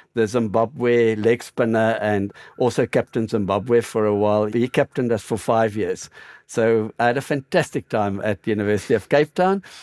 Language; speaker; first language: English; native; English